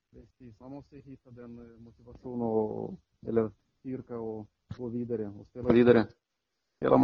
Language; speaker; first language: Swedish; non-native, fluent; Romanian